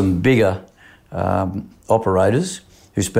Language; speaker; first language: English; native; English